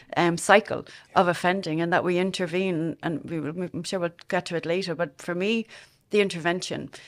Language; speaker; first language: English; native; English